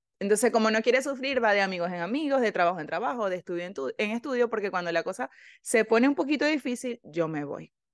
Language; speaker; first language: Spanish; native; Spanish